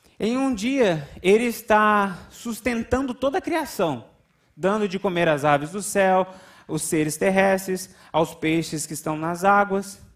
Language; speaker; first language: Portuguese; native; Portuguese